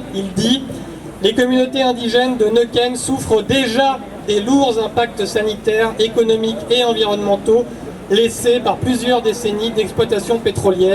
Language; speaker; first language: French; native; French